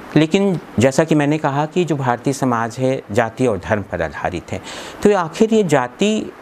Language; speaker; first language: Hindi; native; Hindi